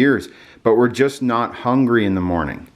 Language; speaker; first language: English; native; English